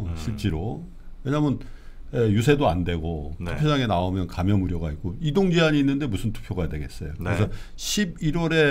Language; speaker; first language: Korean; native; Korean